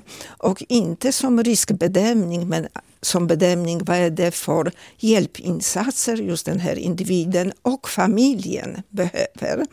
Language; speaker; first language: Swedish; non-native, fluent; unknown